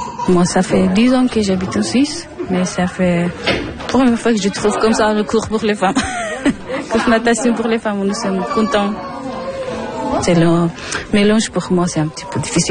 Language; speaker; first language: French; non-native, learner; Persian